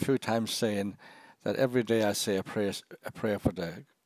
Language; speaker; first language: English; native; English